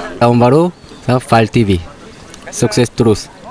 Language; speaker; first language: Indonesian; non-native, learner; Korean